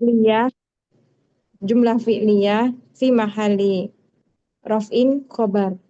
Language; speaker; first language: Arabic; non-native, learner; Indonesian